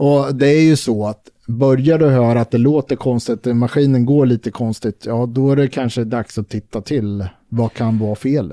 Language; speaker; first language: Swedish; native; Swedish